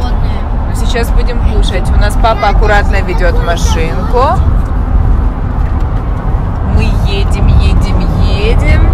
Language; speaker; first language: Russian; native; Russian